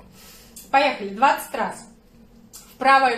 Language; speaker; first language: Russian; native; Russian